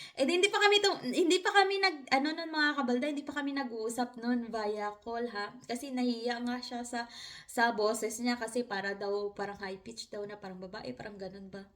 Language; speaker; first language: Filipino; non-native, local second language; Hiligaynon